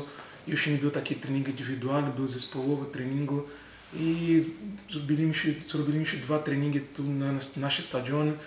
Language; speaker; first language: Polish; non-native, learner; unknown